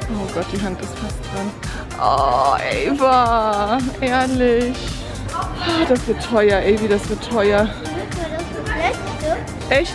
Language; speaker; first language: German; native; German